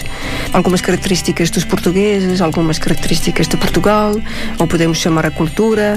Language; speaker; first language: Portuguese; non-native, fluent; Estonian